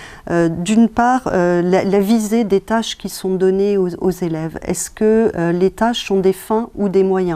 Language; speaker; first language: French; native; French